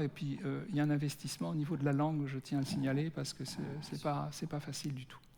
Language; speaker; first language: French; native; French